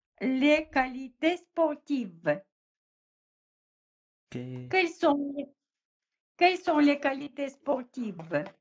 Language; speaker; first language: French; non-native, fluent; Russian